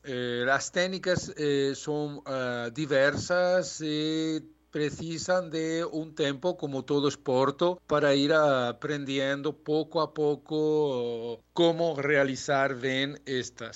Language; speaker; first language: Portuguese; non-native, learner; Spanish